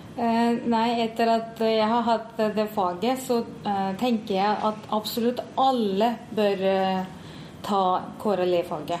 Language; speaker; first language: Norwegian; non-native, fluent; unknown